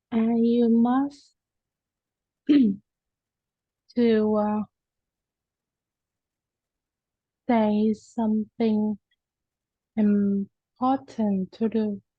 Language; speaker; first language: English; non-native, learner; Vietnamese